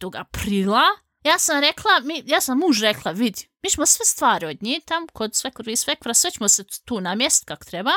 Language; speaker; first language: Bosnian; native; Bosnian